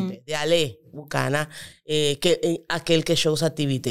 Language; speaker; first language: French; non-native, learner; Spanish